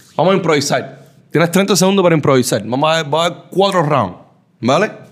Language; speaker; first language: Spanish; early bilingual, heritage; Spanish